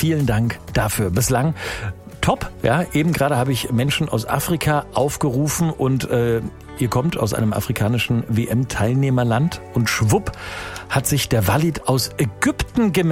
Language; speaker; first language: German; native; German